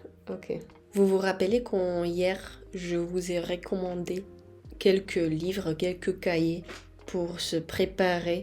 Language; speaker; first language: French; non-native, fluent; Spanish